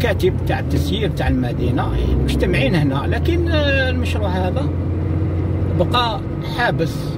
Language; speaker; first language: Arabic; native; Arabic